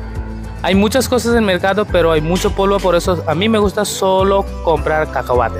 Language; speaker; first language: Spanish; non-native, fluent; Hindi